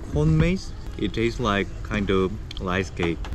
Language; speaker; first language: English; non-native, learner; Korean